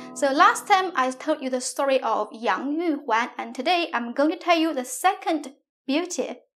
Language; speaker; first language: English; non-native, fluent; Chinese